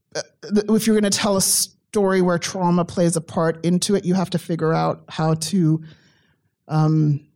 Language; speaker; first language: English; native; English